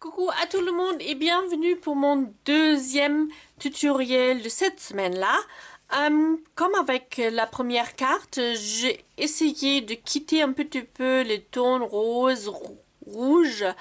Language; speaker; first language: French; non-native, fluent; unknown